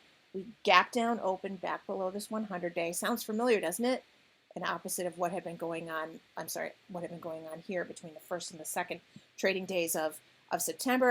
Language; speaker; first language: English; native; English